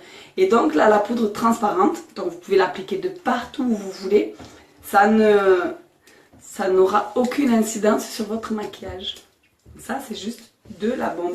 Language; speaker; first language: French; native; French